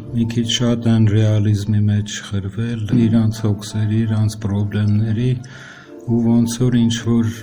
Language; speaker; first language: Armenian; native; Armenian